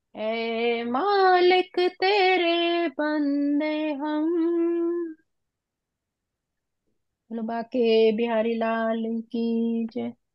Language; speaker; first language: Hindi; non-native, local second language; Punjabi